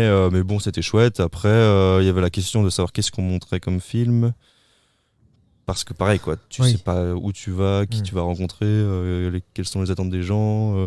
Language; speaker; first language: French; native; French